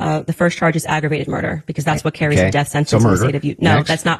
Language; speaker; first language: English; native; English